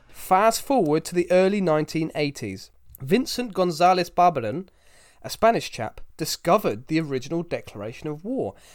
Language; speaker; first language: English; native; English